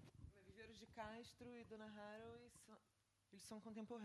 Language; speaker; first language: French; non-native, fluent; Portuguese